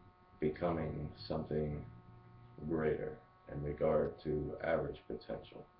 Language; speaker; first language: English; native; English